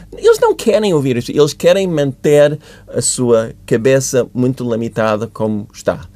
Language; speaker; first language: Portuguese; non-native, fluent; English